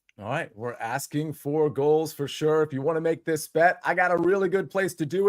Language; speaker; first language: English; native; English